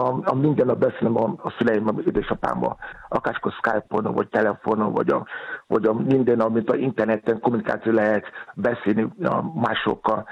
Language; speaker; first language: Hungarian; non-native, learner; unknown